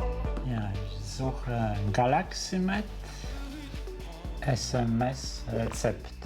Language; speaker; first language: German; non-native, learner; Polish